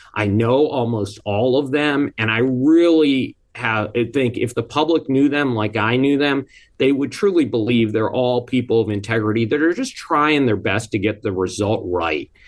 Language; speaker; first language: English; early bilingual, other home language; Hindi